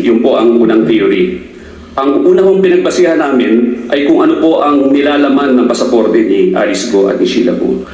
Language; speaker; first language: Filipino; native; Filipino